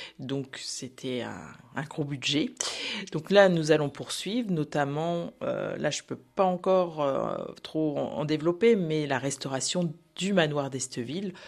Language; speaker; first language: French; native; French